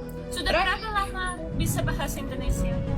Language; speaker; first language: Indonesian; non-native, learner; Russian